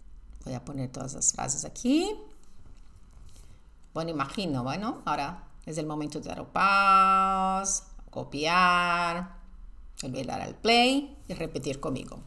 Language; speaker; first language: Spanish; non-native, fluent; Portuguese